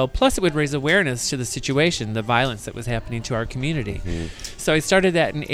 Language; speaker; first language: English; native; English